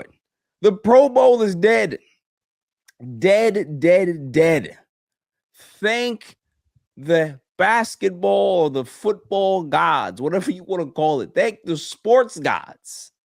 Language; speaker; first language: English; native; English